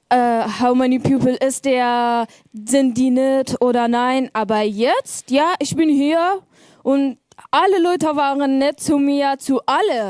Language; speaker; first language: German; non-native, learner; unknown